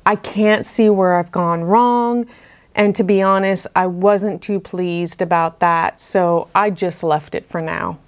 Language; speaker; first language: English; native; English